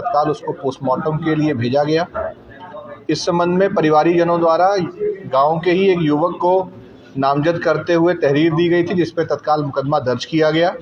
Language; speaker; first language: Hindi; native; Hindi